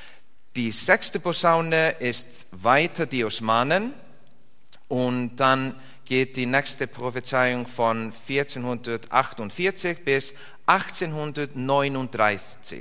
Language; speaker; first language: German; non-native, fluent; Icelandic